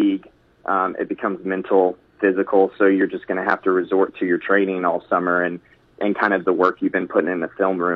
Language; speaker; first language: English; native; English